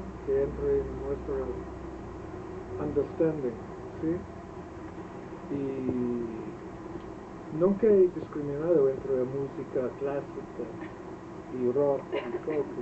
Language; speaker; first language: Spanish; non-native, fluent; Welsh